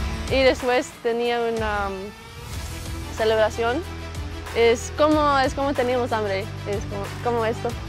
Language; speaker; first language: Spanish; non-native, learner; English